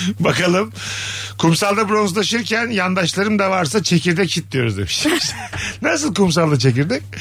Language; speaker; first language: Turkish; native; Turkish